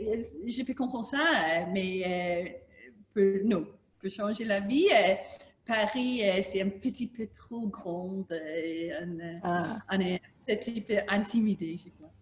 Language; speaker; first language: French; non-native, learner; English